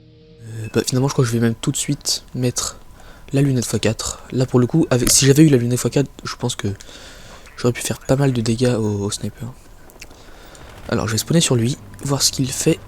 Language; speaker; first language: French; native; French